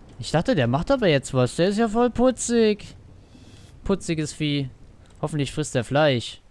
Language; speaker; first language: German; native; German